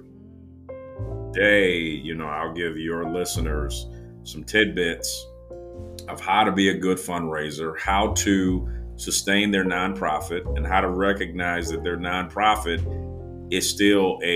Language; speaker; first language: English; native; English